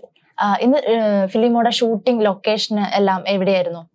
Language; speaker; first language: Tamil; non-native, learner; Malayalam